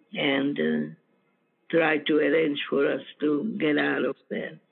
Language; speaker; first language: English; non-native, fluent; Ukrainian